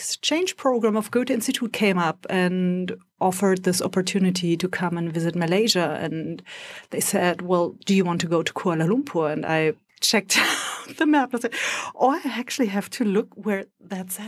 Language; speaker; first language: English; non-native, fluent; German